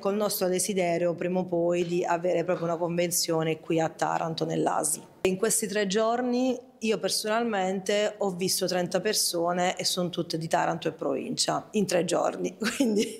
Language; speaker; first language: Italian; native; Italian